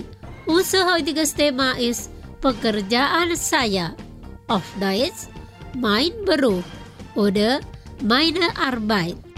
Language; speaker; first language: German; non-native, fluent; Indonesian